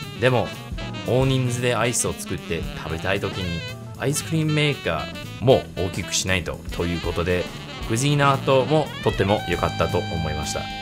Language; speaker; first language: Japanese; non-native, fluent; English